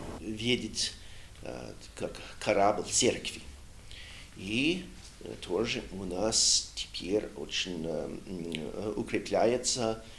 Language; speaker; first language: Russian; non-native, learner; English